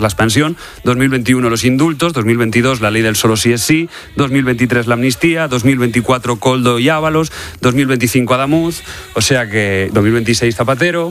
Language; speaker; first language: Spanish; native; Spanish